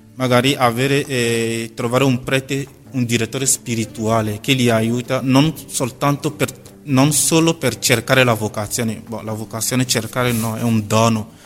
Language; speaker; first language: Italian; non-native, fluent; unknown